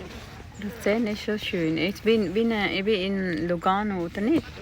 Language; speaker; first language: German; non-native, fluent; Cebuano